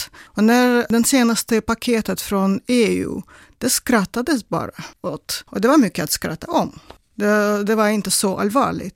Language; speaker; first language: Swedish; non-native, fluent; Russian